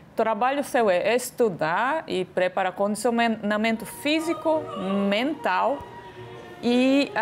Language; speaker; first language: Portuguese; non-native, fluent; Japanese